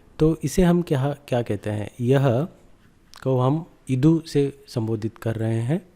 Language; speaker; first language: Hindi; non-native, local second language; Kannada